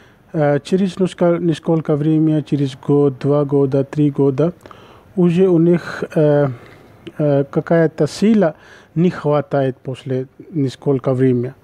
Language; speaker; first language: Russian; non-native, learner; Urdu